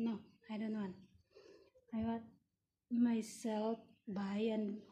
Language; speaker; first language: English; non-native, learner; Filipino